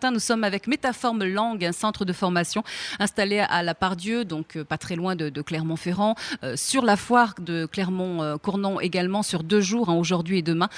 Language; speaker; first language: French; native; French